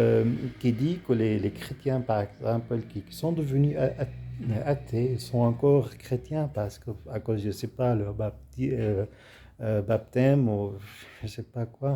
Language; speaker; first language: French; non-native, fluent; Arabic